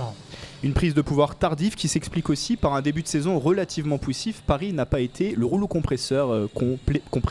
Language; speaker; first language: French; native; French